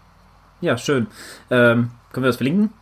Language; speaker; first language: German; native; German